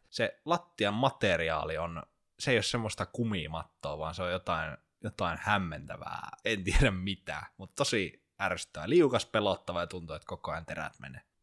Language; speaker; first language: Finnish; native; Finnish